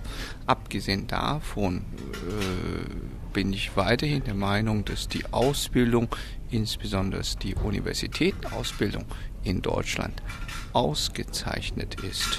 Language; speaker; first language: German; non-native, fluent; Chinese